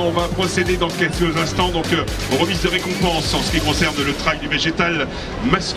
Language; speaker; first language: French; native; French